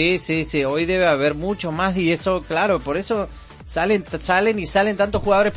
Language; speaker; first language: Spanish; native; Spanish